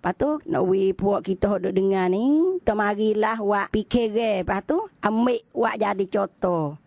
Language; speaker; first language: Malay; native; Malay